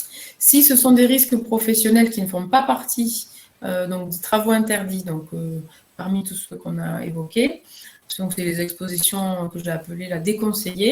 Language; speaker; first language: French; native; French